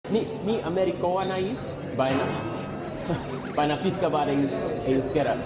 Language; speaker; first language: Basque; non-native, learner; English